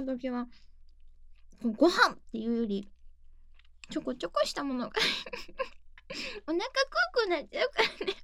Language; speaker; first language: Japanese; native; Japanese